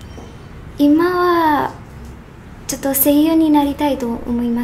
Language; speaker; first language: Japanese; non-native, learner; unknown